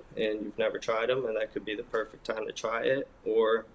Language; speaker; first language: English; native; English